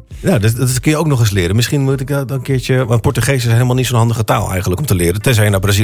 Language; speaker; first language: Dutch; native; Dutch